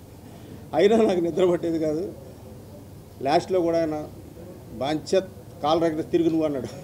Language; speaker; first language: Telugu; native; Telugu